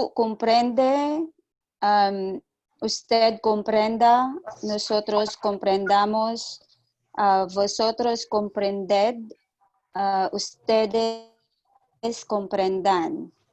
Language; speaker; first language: Spanish; non-native, learner; English